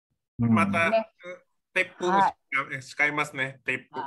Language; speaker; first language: Japanese; non-native, learner; Indonesian